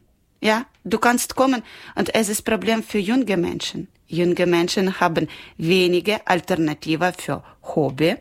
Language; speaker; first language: German; non-native, learner; Ukrainian